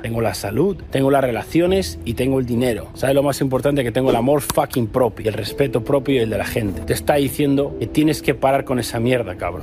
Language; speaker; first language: Spanish; native; Spanish